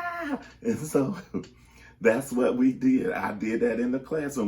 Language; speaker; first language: English; native; English